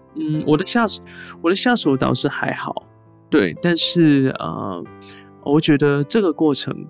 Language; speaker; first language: Chinese; non-native, local second language; Cantonese